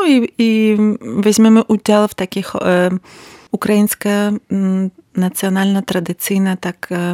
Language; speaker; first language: Polish; non-native, learner; Ukrainian